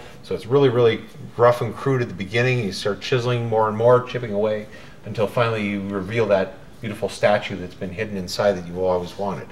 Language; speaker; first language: English; native; English